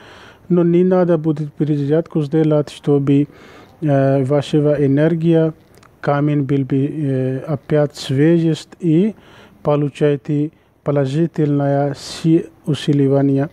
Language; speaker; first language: Russian; non-native, learner; Urdu